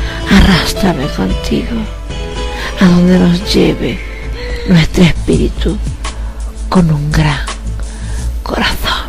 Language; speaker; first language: Spanish; native; Spanish